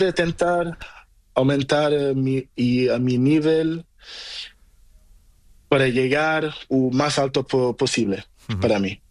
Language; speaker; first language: Spanish; non-native, learner; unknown